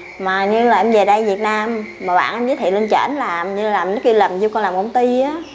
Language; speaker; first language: Vietnamese; early bilingual, heritage; Vietnamese